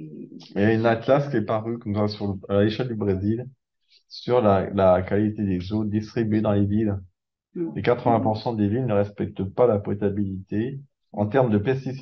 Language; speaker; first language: French; native; French